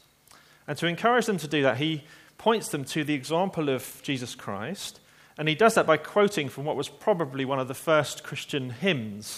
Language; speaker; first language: English; native; English